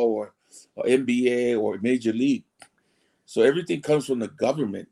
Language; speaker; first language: English; early bilingual, other home language; Samoan